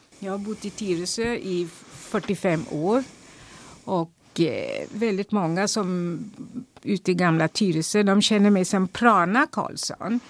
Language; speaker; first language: Swedish; non-native, fluent; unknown